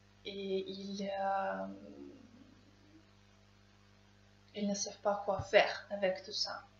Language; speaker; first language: French; non-native, learner; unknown